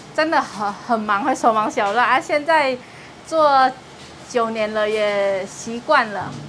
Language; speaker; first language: Chinese; non-native, fluent; Vietnamese